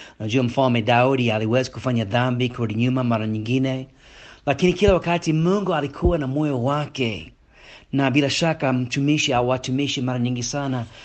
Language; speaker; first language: Swahili; non-native, fluent; English